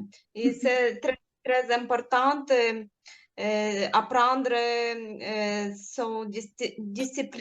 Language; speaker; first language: French; non-native, learner; Ukrainian